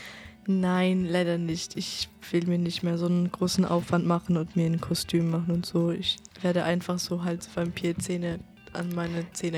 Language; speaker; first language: German; native; German